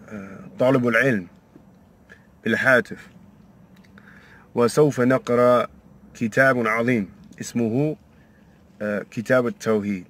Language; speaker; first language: Arabic; non-native, learner; English